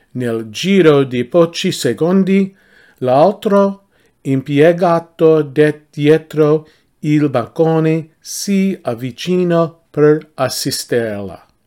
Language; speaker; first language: Italian; non-native, learner; English